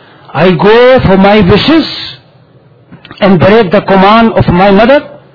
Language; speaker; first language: English; non-native, local second language; Urdu